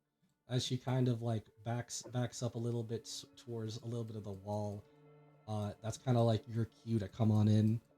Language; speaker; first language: English; native; English